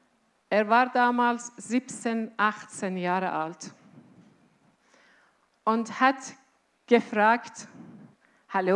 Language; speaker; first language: German; non-native, fluent; Azerbaijani